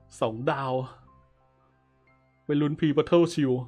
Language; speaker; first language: Thai; native; Thai